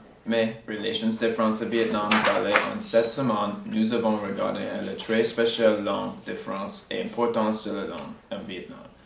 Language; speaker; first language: French; non-native, learner; English